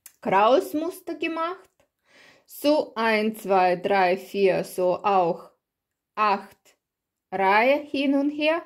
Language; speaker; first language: German; non-native, learner; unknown